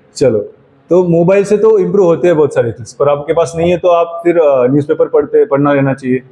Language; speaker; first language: Hindi; non-native, local second language; Marathi